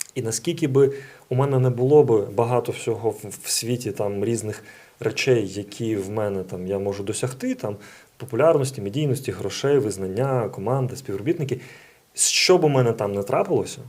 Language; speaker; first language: Ukrainian; non-native, local second language; Russian